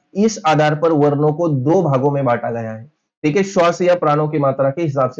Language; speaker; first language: Hindi; non-native, local second language; Marathi